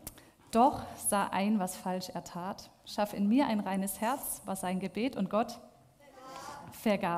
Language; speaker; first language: German; native; German